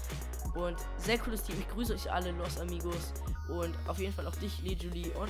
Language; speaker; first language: German; native; German